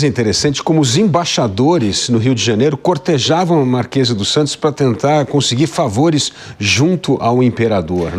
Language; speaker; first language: Portuguese; native; Portuguese